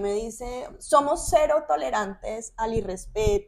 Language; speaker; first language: Spanish; native; Spanish